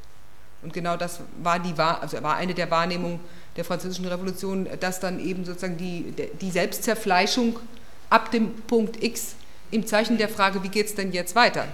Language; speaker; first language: German; native; German